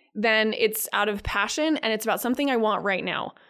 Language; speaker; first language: English; native; English